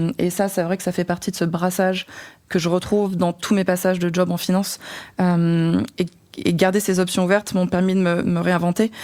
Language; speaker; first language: French; native; French